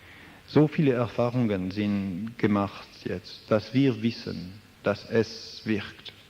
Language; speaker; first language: German; non-native, fluent; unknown